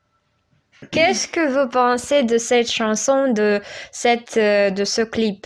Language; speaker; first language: French; non-native, fluent; Russian